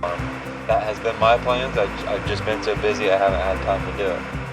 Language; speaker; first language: English; native; English